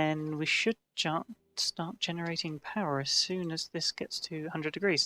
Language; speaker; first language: English; native; English